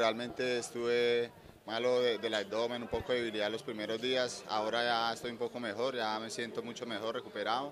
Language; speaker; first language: Spanish; native; Spanish